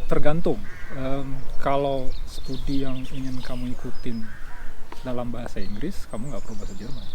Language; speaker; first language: Indonesian; native; Indonesian